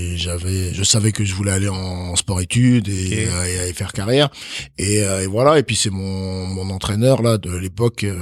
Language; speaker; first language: French; early bilingual, other home language; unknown